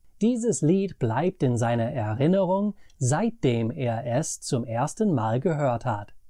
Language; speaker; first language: German; non-native, fluent; English